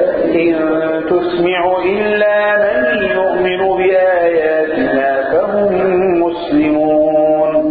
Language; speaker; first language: Arabic; native; Arabic